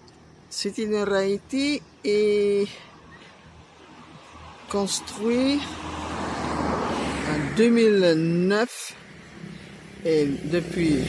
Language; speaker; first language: French; non-native, fluent; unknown